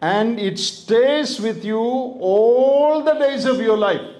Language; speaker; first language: English; non-native, local second language; Malayalam